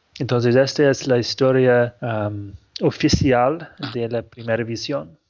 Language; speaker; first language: Spanish; non-native, fluent; English